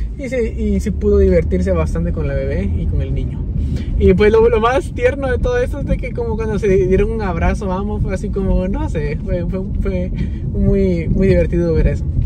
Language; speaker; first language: Spanish; early bilingual, heritage; Spanish